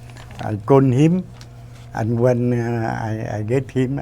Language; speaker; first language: English; non-native, learner; Vietnamese